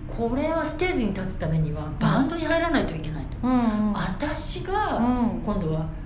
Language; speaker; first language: Japanese; native; Japanese